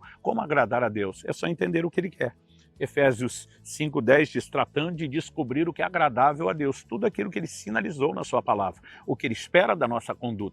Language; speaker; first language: Portuguese; native; Portuguese